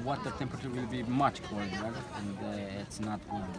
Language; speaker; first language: English; non-native, learner; Romanian